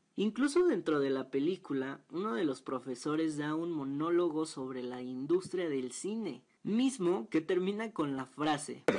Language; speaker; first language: Spanish; native; Spanish